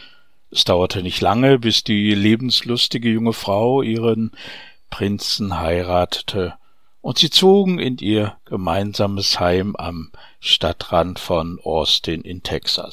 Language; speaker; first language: German; native; German